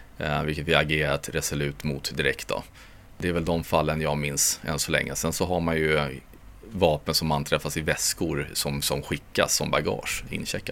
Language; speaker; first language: Swedish; native; Swedish